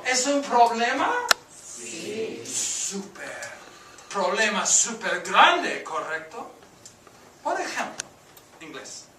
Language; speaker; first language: Spanish; non-native, fluent; English